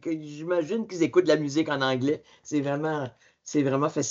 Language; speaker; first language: French; native; French